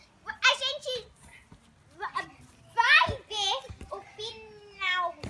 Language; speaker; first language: Portuguese; early bilingual, heritage; Portuguese